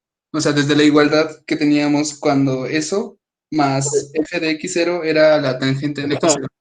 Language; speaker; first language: Spanish; native; Spanish